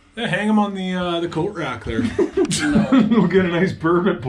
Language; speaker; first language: English; native; English